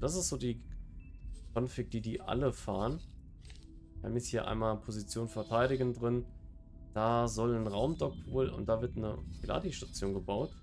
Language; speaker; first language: German; native; German